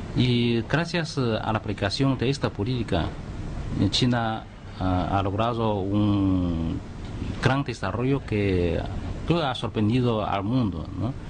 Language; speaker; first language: Spanish; non-native, fluent; Chinese